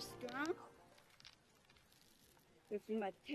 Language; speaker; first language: English; non-native, learner; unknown